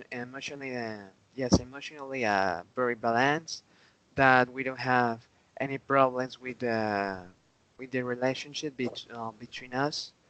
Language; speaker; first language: English; non-native, learner; Spanish